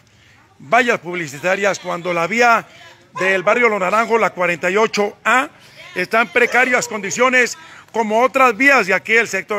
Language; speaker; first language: Spanish; native; Spanish